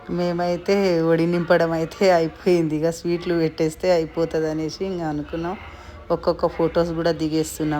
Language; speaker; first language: Telugu; non-native, local second language; Lambadi